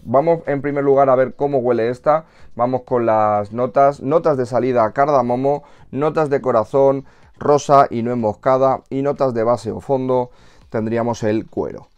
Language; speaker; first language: Spanish; native; Spanish